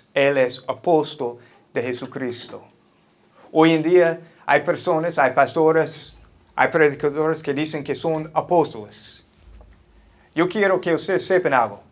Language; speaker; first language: Spanish; non-native, fluent; English